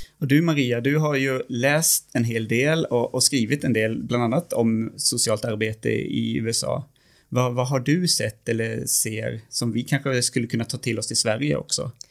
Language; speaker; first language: Swedish; native; Swedish